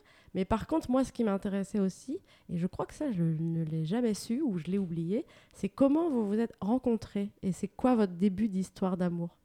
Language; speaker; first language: French; native; French